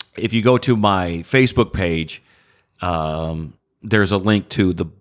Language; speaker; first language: English; native; English